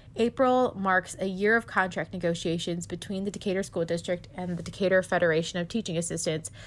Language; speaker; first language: English; native; English